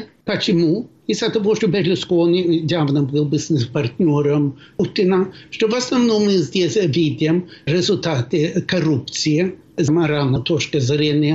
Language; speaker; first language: Russian; non-native, fluent; Swedish